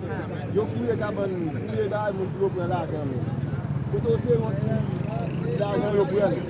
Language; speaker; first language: Spanish; non-native, learner; Haitian Creole